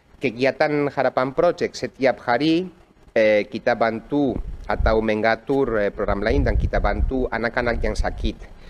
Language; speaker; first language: Indonesian; non-native, fluent; Catalan